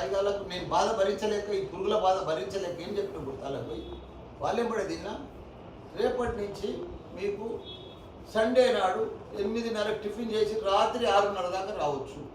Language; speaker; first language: Telugu; native; Telugu